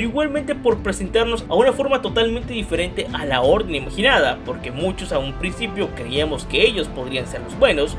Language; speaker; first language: Spanish; native; Spanish